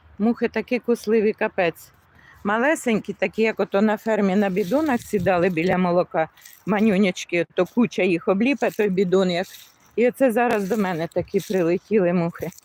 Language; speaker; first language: Ukrainian; native; Ukrainian